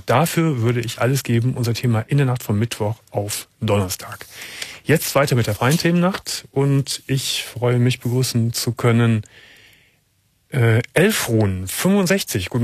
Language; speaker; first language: German; native; German